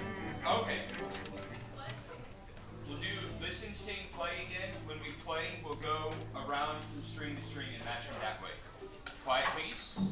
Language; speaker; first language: English; native; English